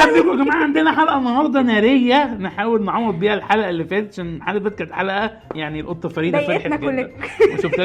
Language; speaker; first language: Arabic; native; Arabic